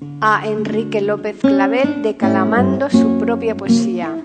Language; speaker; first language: Spanish; native; Spanish